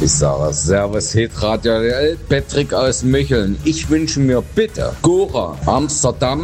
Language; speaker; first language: German; native; German